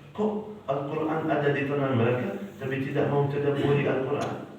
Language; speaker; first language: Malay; non-native, fluent; Arabic